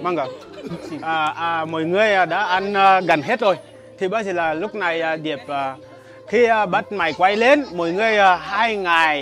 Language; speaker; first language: Vietnamese; non-native, learner; Portuguese